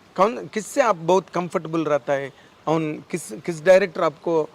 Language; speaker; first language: Hindi; non-native, local second language; Telugu